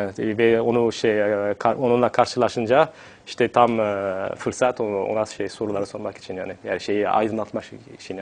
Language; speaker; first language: Turkish; non-native, fluent; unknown